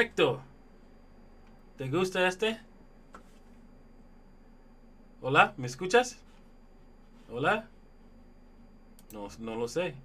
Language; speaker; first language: Spanish; non-native, learner; English